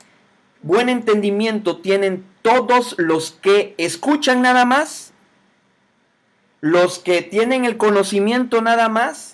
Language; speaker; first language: Spanish; native; Spanish